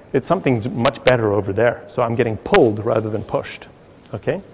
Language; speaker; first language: English; native; English